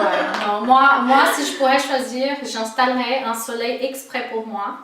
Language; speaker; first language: French; non-native, fluent; Portuguese